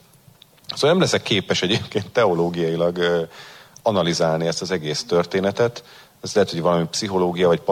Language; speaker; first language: Hungarian; native; Hungarian